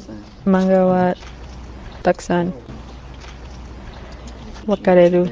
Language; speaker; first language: Japanese; non-native, learner; English